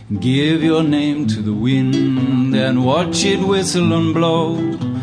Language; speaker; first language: English; native; English